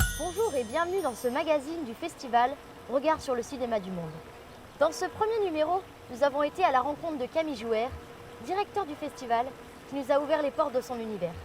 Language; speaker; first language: French; native; French